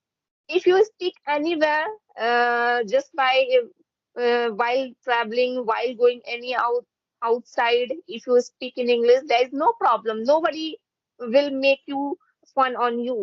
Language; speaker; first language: English; non-native, fluent; Hindi